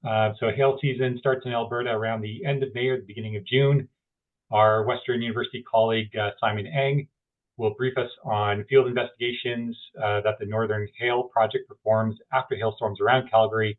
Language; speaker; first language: English; native; English